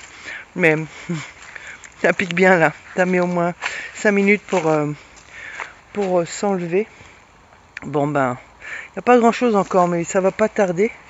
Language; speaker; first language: French; native; French